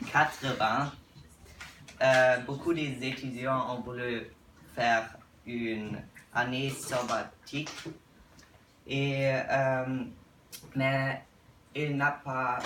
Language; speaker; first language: French; non-native, learner; English